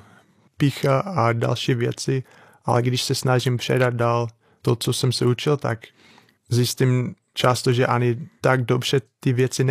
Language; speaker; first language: Czech; non-native, fluent; English